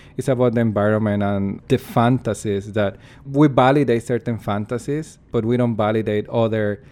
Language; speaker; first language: English; non-native, fluent; Spanish